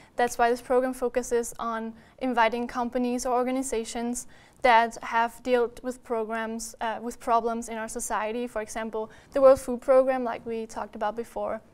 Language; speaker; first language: English; non-native, fluent; German